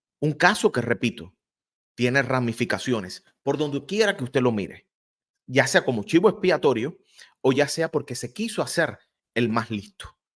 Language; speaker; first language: Spanish; native; Spanish